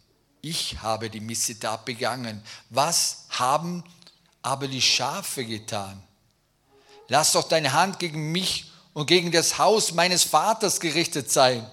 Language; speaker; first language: German; native; German